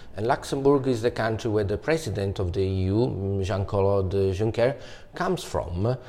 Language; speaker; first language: English; non-native, fluent; Italian